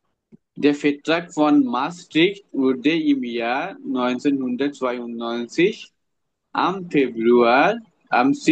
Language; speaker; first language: German; non-native, learner; Bangla